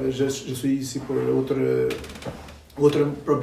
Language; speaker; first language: French; non-native, learner; Albanian